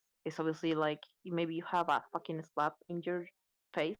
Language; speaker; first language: English; non-native, learner; Spanish